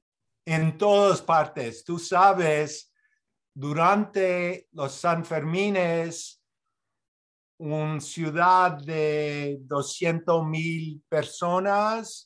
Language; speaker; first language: Spanish; non-native, fluent; English